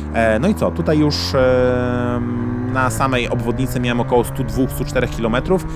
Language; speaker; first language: Polish; native; Polish